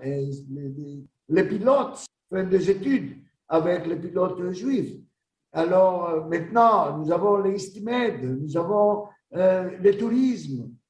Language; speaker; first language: French; non-native, learner; Greek